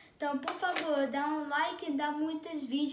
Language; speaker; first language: Portuguese; early bilingual, heritage; Portuguese